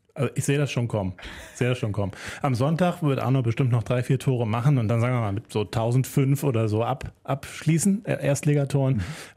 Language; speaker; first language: German; native; German